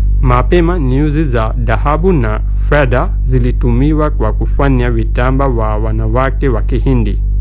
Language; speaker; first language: Swahili; non-native, fluent; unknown